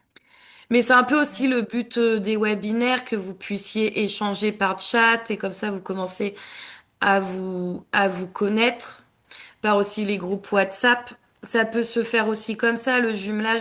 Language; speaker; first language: French; native; French